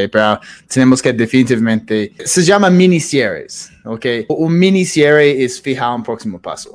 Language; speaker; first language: Spanish; non-native, fluent; English